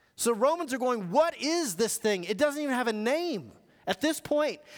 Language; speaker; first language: English; native; English